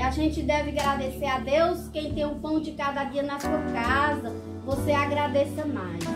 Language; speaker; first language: Portuguese; native; Portuguese